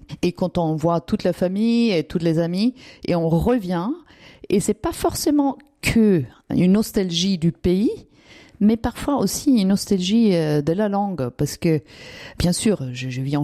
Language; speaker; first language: French; non-native, fluent; German